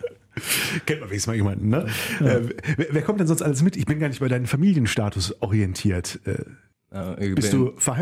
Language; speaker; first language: German; native; German